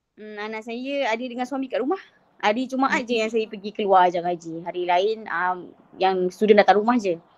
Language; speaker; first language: Malay; native; Malay